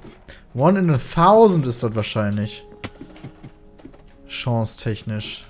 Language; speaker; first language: German; native; German